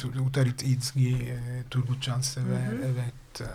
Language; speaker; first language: Turkish; non-native, fluent; Italian